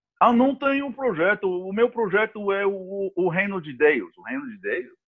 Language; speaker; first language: Portuguese; non-native, fluent; English